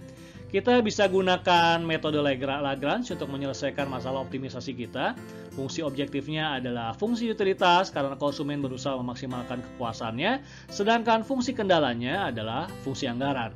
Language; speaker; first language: Indonesian; native; Indonesian